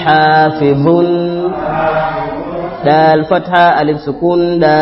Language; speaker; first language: Arabic; non-native, learner; Swahili